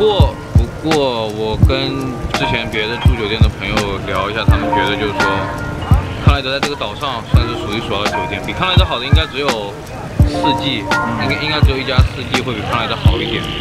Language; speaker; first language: Chinese; native; Chinese